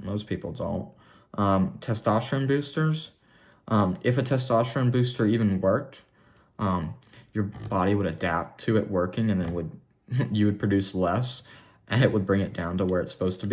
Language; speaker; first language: English; native; English